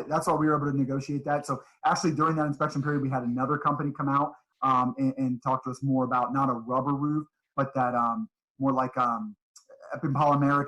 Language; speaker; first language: English; native; English